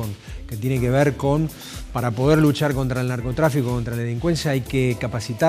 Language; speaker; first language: Spanish; native; Spanish